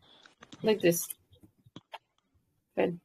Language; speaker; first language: English; non-native, fluent; Kyrgyz